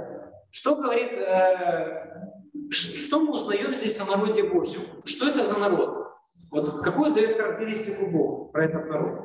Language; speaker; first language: Russian; native; Russian